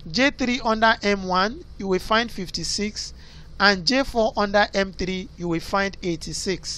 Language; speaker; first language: English; non-native, local second language; Yoruba